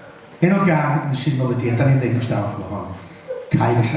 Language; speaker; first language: Welsh; native; Welsh